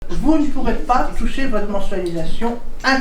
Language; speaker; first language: French; native; French